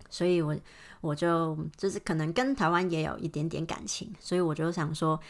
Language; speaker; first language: Chinese; non-native, fluent; Cantonese